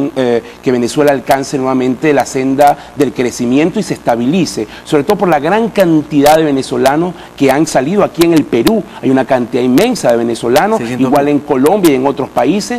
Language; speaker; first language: Spanish; native; Spanish